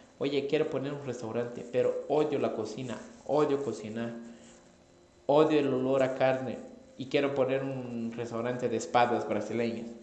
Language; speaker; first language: Spanish; non-native, fluent; Portuguese